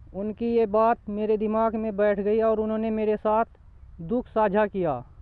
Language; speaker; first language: Hindi; native; Hindi